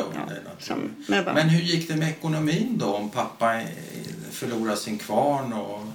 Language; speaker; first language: Swedish; native; Swedish